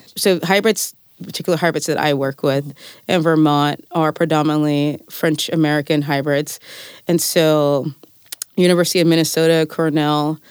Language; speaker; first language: English; native; English